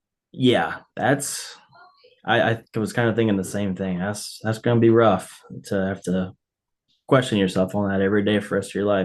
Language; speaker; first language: English; native; English